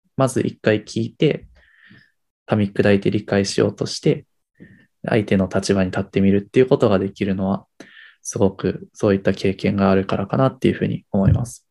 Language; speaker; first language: Japanese; early bilingual, heritage; Japanese